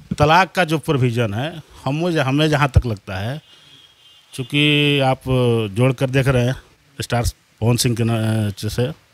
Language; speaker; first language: Hindi; native; Hindi